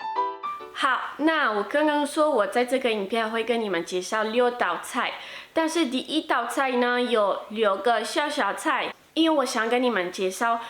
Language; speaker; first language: Chinese; non-native, fluent; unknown